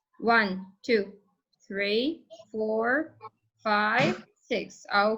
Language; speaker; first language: English; non-native, fluent; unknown